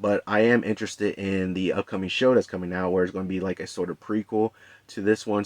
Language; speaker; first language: English; native; English